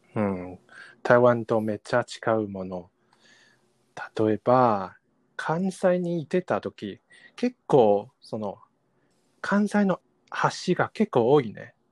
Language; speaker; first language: Japanese; non-native, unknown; Chinese